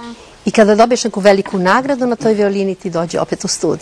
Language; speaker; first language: Serbian; native; Serbian